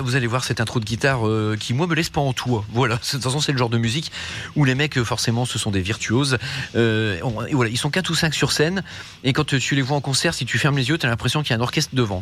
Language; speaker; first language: French; native; French